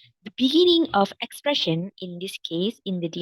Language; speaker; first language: English; non-native, fluent; Indonesian